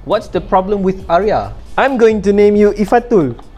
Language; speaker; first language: English; non-native, local second language; Malay